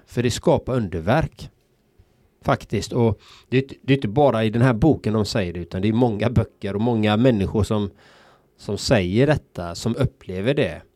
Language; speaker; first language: Swedish; native; Swedish